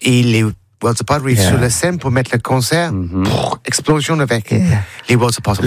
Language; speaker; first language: French; non-native, learner; English